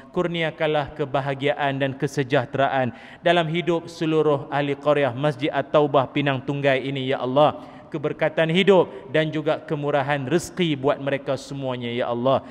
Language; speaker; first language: Malay; native; Malay